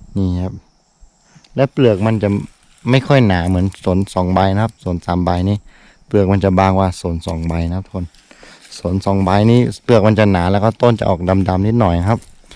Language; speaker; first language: Thai; non-native, local second language; Karen languages